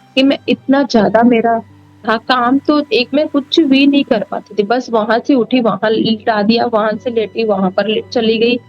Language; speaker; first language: Hindi; non-native, local second language; Punjabi